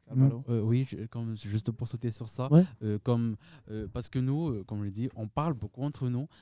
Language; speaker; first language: French; non-native, local second language; Malagasy